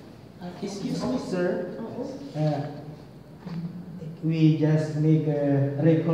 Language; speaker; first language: English; non-native, learner; Indonesian